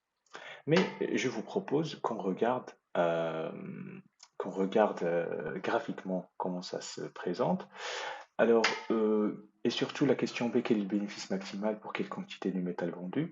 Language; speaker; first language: French; native; French